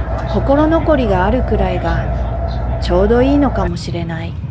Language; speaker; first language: Japanese; native; Japanese